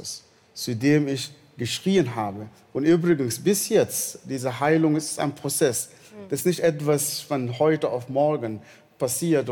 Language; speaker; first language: German; non-native, fluent; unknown